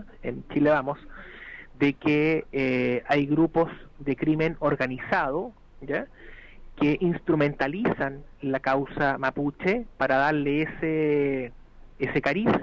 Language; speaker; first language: Spanish; native; Spanish